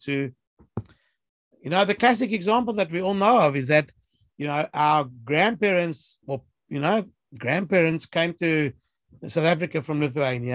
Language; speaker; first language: English; native; English